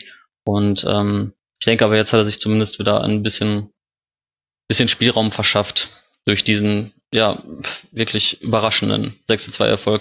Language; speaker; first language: German; native; German